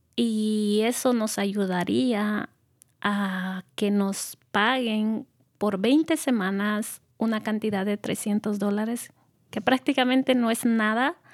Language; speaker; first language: Spanish; native; Spanish